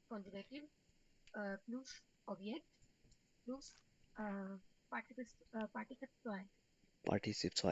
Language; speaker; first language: German; non-native, learner; Urdu